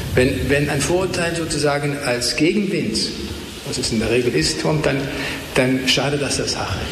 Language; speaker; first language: German; native; German